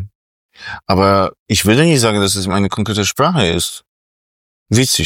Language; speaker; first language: German; non-native, fluent; Polish